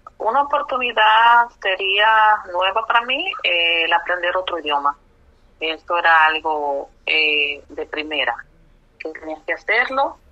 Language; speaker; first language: Spanish; native; Spanish